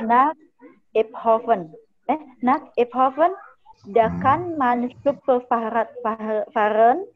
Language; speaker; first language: German; non-native, learner; Indonesian